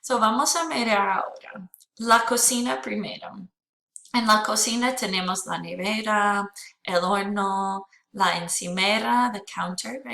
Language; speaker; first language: Spanish; non-native, fluent; English